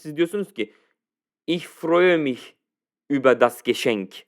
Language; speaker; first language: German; non-native, fluent; Turkish